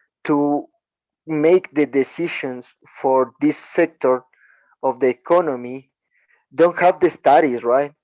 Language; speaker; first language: English; non-native, learner; Spanish